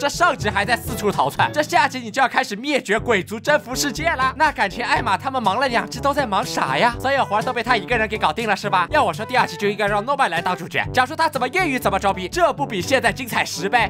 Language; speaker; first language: Chinese; native; Chinese